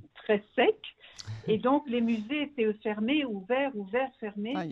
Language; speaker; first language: French; native; French